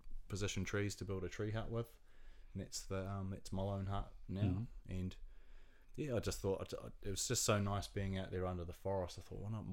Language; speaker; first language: English; native; English